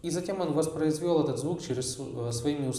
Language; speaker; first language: Russian; native; Russian